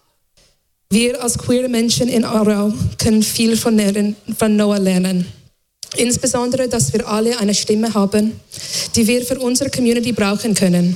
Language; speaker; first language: German; non-native, fluent; English